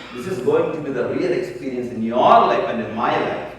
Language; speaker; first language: English; non-native, local second language; Malayalam